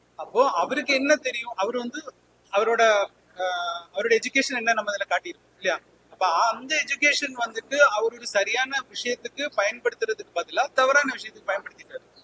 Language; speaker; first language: Tamil; native; Tamil